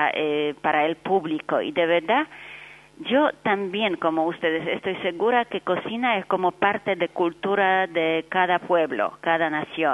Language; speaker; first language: Spanish; non-native, fluent; Polish